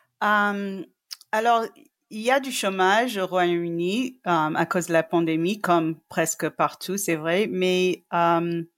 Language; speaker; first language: French; non-native, fluent; English